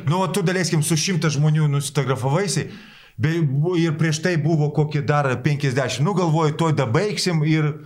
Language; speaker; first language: Lithuanian; non-native, local second language; Polish